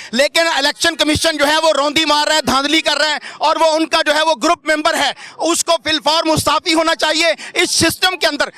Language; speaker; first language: Urdu; non-native, local second language; Punjabi